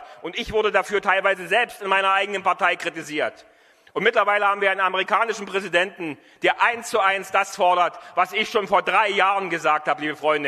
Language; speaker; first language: German; native; German